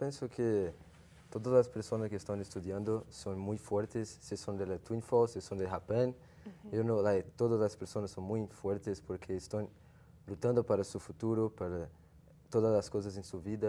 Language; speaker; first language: Spanish; non-native, learner; Portuguese